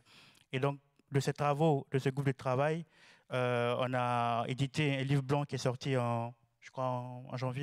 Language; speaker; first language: French; native; French